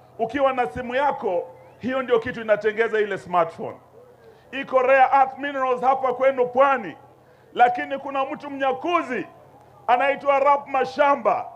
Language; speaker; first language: Swahili; non-native, local second language; Luyia